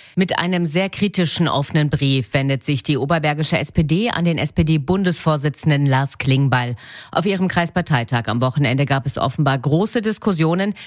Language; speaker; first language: German; native; German